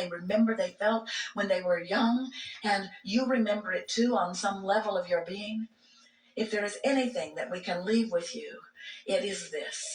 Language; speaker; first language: English; native; English